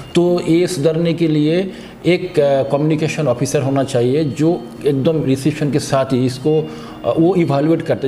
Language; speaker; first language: Hindi; non-native, fluent; Bangla